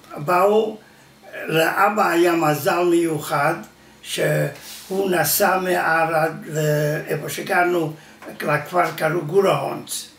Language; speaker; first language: Hebrew; non-native, fluent; Yiddish